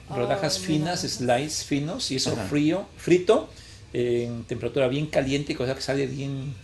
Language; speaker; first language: Spanish; native; Spanish